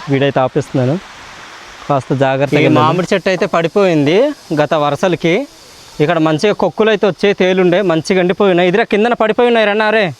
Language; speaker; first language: Telugu; non-native, local second language; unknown